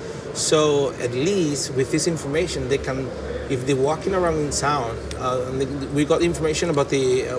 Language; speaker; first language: English; non-native, fluent; Spanish